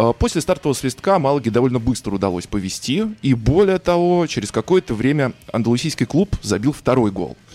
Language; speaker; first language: Russian; native; Russian